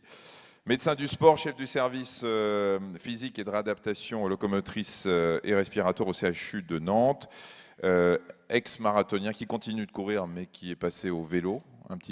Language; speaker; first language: French; native; French